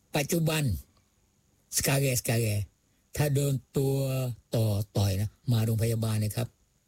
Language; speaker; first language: Thai; non-native, local second language; Malay